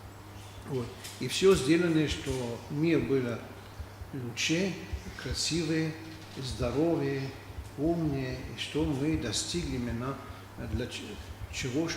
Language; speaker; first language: Russian; non-native, learner; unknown